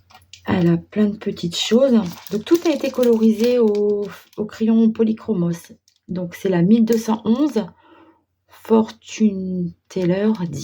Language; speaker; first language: French; native; French